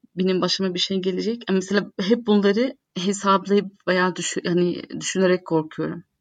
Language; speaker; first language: Turkish; non-native, fluent; Arabic